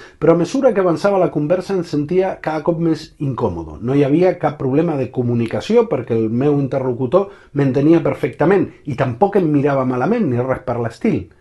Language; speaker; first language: Catalan; early bilingual, other home language; Spanish